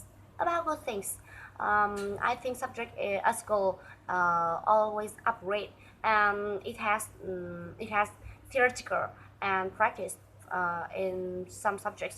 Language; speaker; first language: English; non-native, learner; Vietnamese